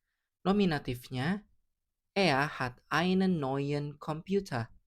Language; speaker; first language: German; non-native, fluent; Indonesian